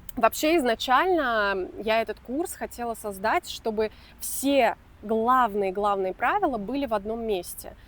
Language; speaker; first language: Russian; native; Russian